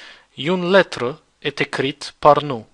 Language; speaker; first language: French; non-native, fluent; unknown